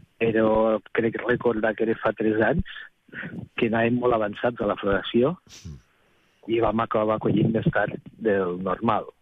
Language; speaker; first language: Catalan; native; Catalan